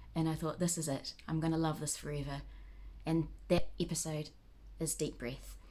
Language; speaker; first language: English; native; English